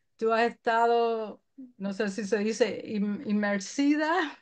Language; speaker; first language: Spanish; early bilingual, heritage; Spanish